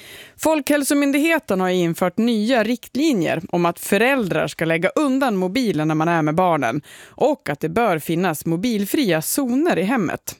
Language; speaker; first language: Swedish; native; Swedish